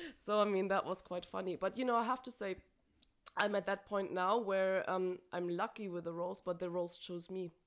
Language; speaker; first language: English; non-native, fluent; German